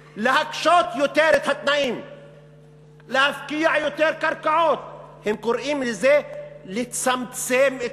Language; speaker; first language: Hebrew; non-native, local second language; Arabic